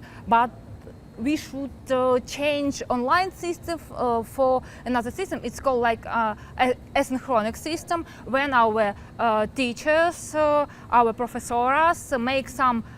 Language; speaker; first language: English; non-native, learner; Ukrainian